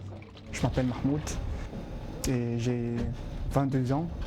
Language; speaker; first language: French; non-native, learner; Arabic